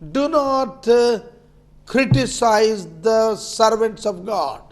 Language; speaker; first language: English; non-native, local second language; Telugu